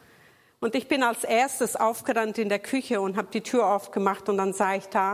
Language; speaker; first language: German; non-native, fluent; Portuguese